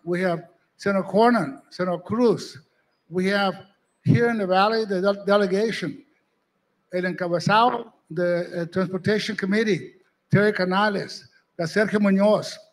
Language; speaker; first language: English; early bilingual, other home language; Spanish